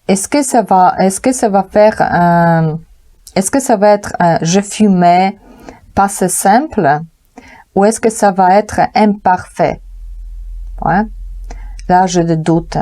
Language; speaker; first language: French; non-native, fluent; Polish